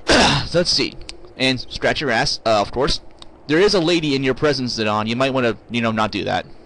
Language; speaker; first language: English; native; English